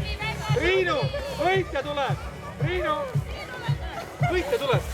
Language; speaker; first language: Estonian; native; Estonian